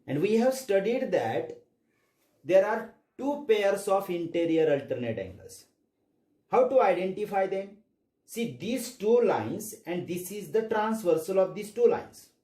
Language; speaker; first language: English; non-native, local second language; Marathi